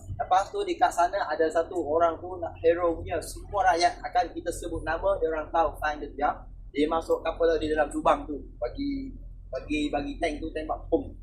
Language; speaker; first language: Malay; non-native, fluent; Vietnamese